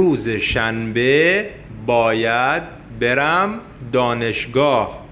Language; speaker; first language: Persian; non-native, fluent; Arabic